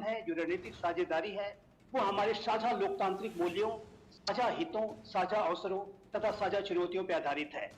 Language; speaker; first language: Hindi; native; Hindi